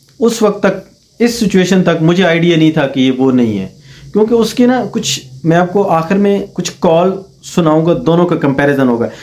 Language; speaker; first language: Urdu; non-native, local second language; Punjabi